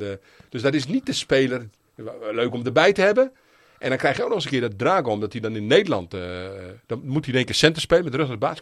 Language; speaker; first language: Dutch; native; Dutch